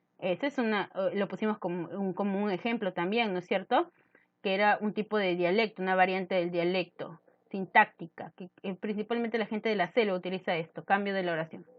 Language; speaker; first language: Spanish; native; Spanish